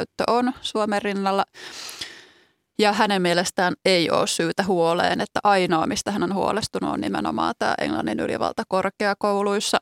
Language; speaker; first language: Finnish; native; Finnish